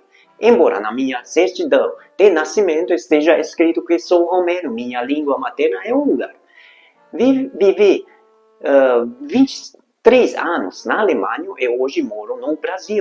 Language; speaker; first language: Portuguese; non-native, fluent; Hungarian